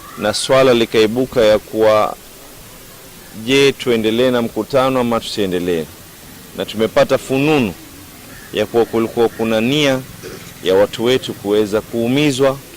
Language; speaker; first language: Swahili; native; Swahili